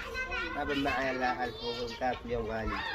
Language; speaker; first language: Arabic; native; Arabic